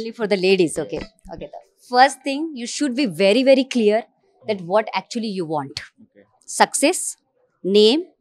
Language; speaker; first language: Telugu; non-native, local second language; Hindi